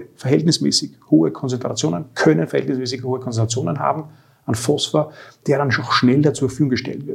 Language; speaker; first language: German; native; German